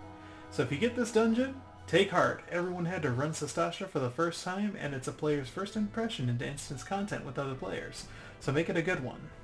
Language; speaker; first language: English; native; English